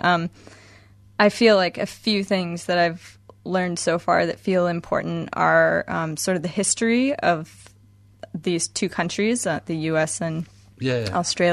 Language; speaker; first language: English; native; English